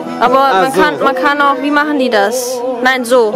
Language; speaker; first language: German; non-native, fluent; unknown